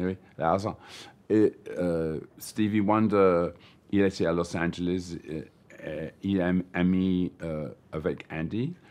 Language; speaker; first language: French; non-native, learner; English